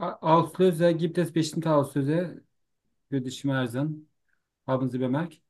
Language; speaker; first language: German; non-native, learner; Turkish